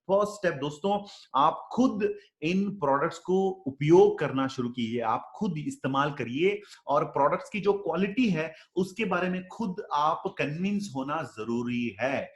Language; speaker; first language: Hindi; native; Hindi